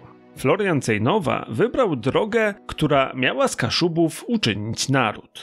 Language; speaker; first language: Polish; native; Polish